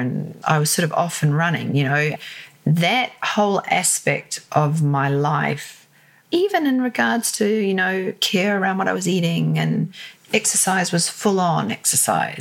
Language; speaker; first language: English; native; English